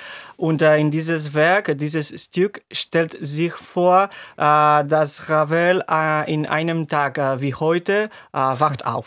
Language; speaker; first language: German; non-native, fluent; Spanish